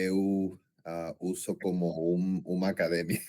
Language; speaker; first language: Portuguese; non-native, learner; Spanish